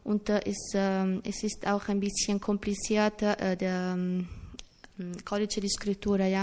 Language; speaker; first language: German; non-native, learner; Italian